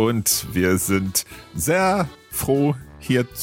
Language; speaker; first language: German; non-native, learner; English